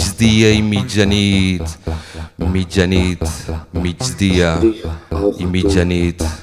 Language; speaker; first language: Catalan; native; Catalan